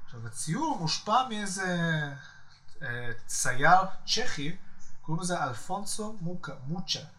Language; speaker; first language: Hebrew; native; Hebrew